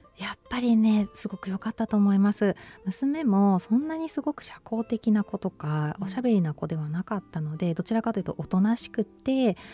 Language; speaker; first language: Japanese; native; Japanese